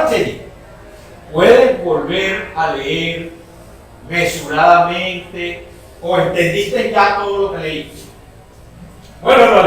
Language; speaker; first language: Spanish; native; Spanish